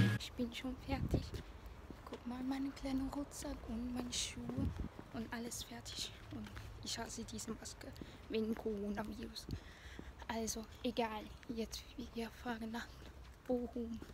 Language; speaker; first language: German; non-native, learner; Spanish